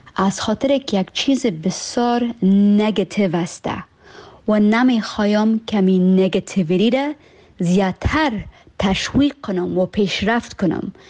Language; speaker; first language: Persian; early bilingual, heritage; Persian